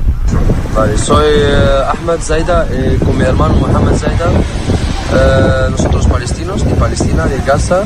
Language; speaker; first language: Spanish; non-native, learner; Arabic